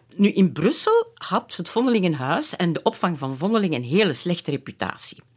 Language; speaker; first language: Dutch; native; Dutch